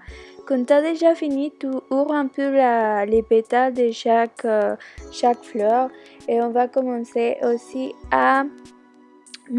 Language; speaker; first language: French; non-native, learner; Spanish